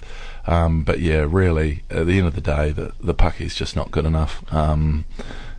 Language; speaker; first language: English; native; English